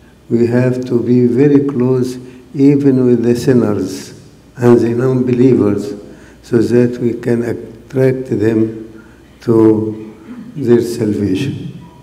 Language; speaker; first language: English; non-native, fluent; Arabic